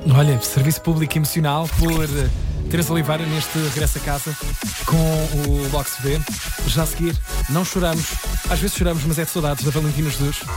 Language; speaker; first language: Portuguese; native; Portuguese